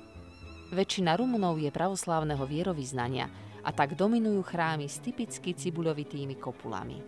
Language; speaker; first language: Slovak; native; Slovak